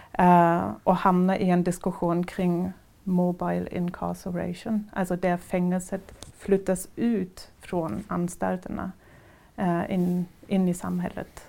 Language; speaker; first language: Swedish; non-native, fluent; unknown